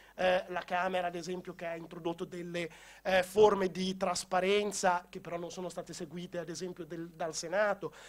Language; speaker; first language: Italian; native; Italian